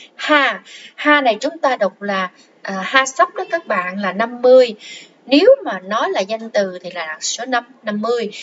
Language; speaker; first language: Vietnamese; non-native, local second language; Khmer